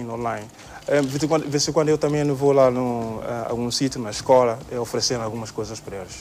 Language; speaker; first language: Portuguese; non-native, learner; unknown